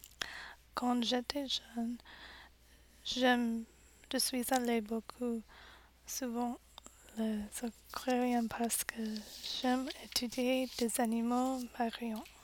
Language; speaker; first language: French; non-native, learner; English